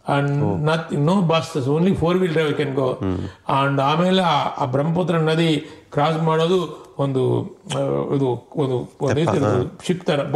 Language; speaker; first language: Kannada; non-native, fluent; Chinese